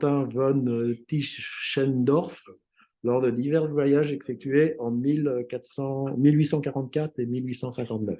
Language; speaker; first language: French; native; French